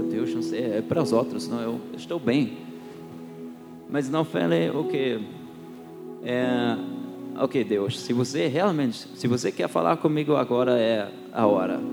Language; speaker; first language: Portuguese; non-native, fluent; German